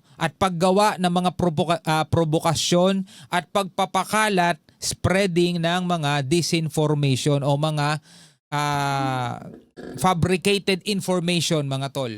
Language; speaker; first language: Filipino; native; Filipino